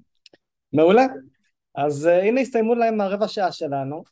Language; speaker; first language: Hebrew; native; Hebrew